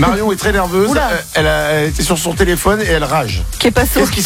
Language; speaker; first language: French; native; French